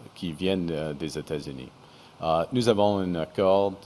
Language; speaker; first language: French; non-native, fluent; English